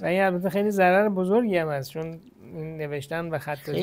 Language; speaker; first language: Persian; native; Persian